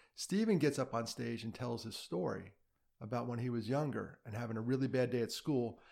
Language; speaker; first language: English; native; English